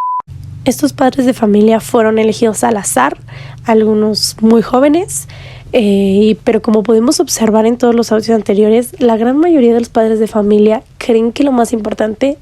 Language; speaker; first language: Spanish; native; Spanish